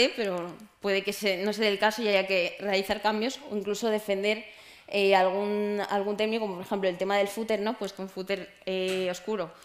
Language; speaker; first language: Spanish; native; Spanish